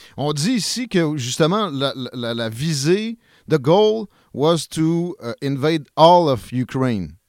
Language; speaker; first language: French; native; French